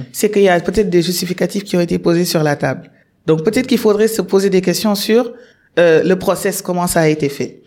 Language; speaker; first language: French; non-native, local second language; Wolof